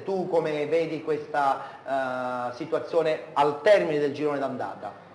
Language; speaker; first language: Italian; native; Italian